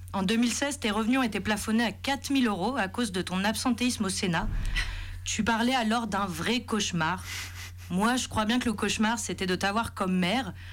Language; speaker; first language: French; native; French